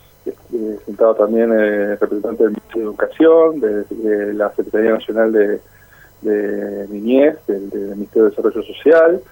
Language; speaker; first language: Spanish; native; Spanish